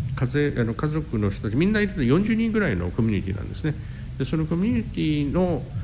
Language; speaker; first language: Japanese; non-native, fluent; English